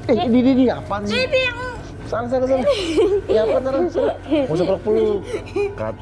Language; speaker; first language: Indonesian; native; Indonesian